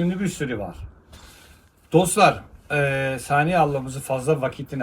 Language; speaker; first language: Turkish; native; Turkish